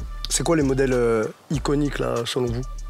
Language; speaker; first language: French; native; French